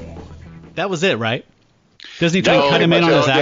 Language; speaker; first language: English; native; English